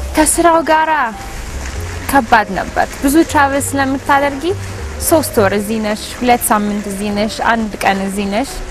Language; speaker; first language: Amharic; early bilingual, heritage; Amharic